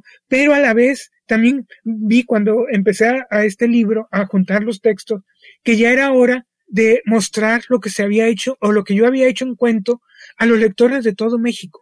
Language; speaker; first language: Spanish; native; Spanish